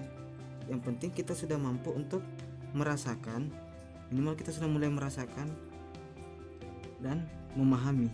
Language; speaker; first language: Indonesian; native; Indonesian